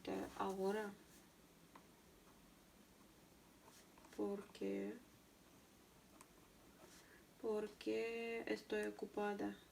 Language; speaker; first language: Spanish; non-native, learner; Russian